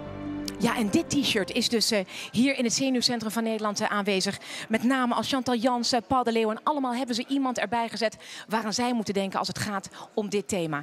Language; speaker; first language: Dutch; native; Dutch